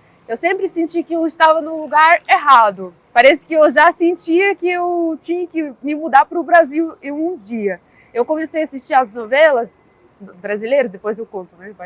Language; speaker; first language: Portuguese; non-native, fluent; Russian